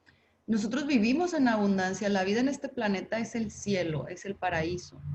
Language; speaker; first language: Spanish; native; Spanish